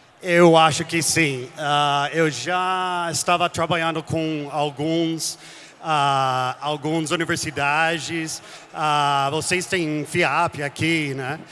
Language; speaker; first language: Portuguese; non-native, fluent; English